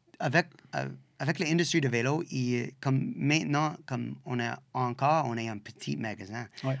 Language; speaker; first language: French; non-native, local second language; English